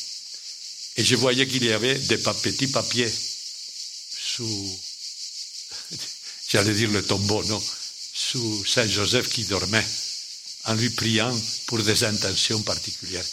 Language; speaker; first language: French; non-native, fluent; Spanish